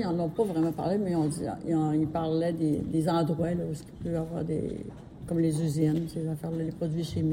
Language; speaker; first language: French; native; French